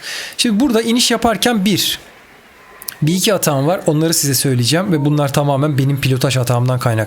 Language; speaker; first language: Turkish; native; Turkish